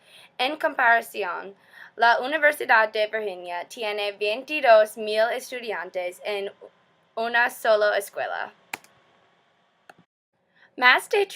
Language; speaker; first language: Spanish; non-native, learner; English